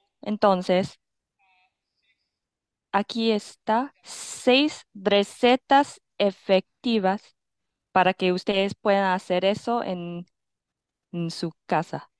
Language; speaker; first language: Spanish; non-native, fluent; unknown